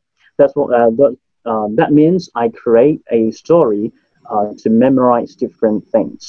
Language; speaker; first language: English; non-native, local second language; Cantonese